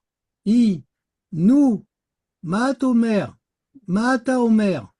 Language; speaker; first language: Hebrew; non-native, learner; French